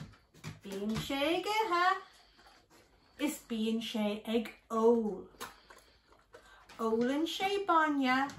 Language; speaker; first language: Irish; non-native, local second language; English